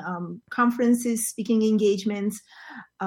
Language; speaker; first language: English; non-native, fluent; Armenian